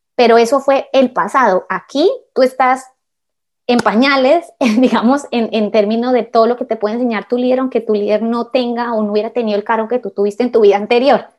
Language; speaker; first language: Spanish; native; Spanish